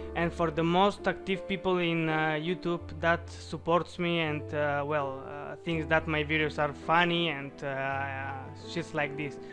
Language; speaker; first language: English; non-native, learner; Bulgarian